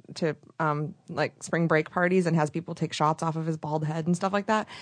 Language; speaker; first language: English; native; English